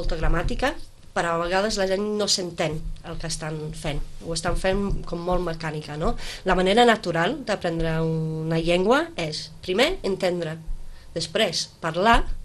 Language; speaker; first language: Catalan; non-native, fluent; English